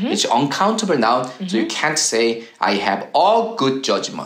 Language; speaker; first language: English; non-native, fluent; Korean